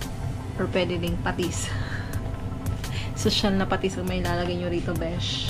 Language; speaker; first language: Filipino; native; Filipino